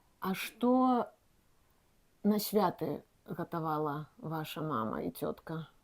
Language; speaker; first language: Belarusian; native; Belarusian